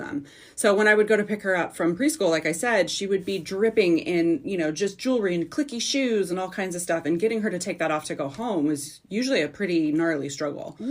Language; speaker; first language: English; native; English